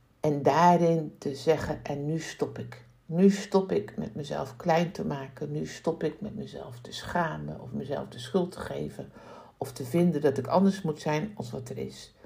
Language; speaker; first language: Dutch; native; Dutch